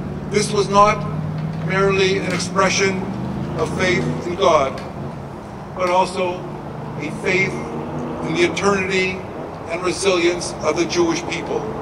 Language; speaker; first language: English; native; English